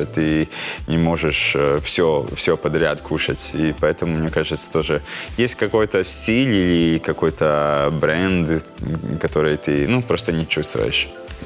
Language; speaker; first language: Russian; non-native, local second language; Latvian